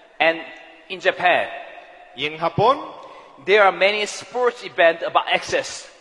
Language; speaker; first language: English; non-native, learner; Korean